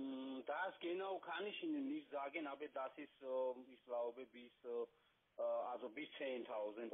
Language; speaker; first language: German; non-native, fluent; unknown